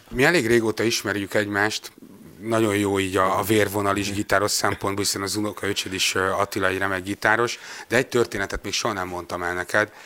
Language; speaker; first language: Hungarian; native; Hungarian